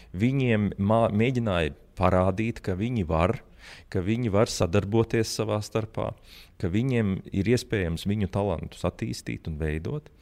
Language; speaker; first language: Latvian; native; Latvian